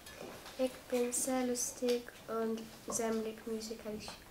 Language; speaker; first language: German; non-native, learner; English